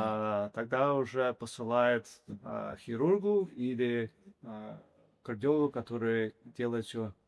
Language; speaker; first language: Russian; early bilingual, heritage; English